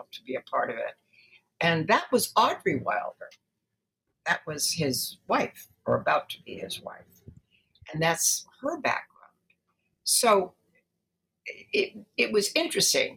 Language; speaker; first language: English; native; English